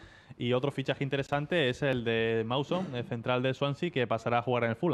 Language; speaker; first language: Spanish; native; Spanish